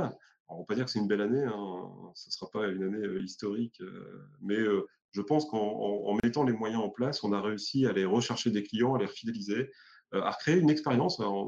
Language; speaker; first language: French; native; French